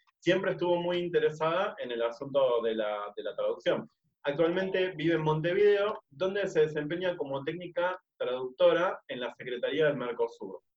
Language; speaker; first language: Spanish; native; Spanish